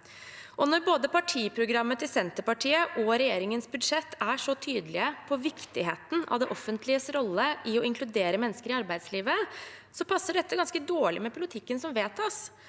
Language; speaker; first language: Norwegian; native; Norwegian